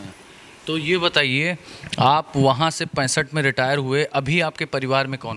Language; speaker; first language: Hindi; native; Hindi